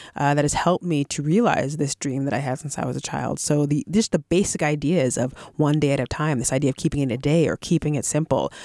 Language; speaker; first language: English; native; English